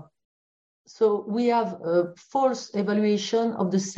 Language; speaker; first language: English; non-native, fluent; French